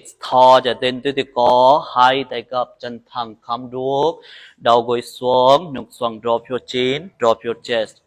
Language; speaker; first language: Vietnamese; non-native, learner; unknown